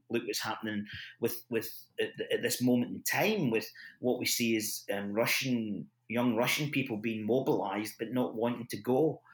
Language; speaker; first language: English; native; English